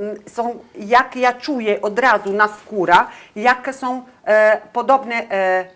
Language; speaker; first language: Polish; non-native, learner; Italian